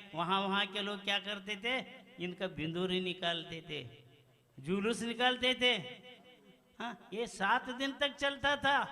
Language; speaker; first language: Hindi; non-native, local second language; Kannada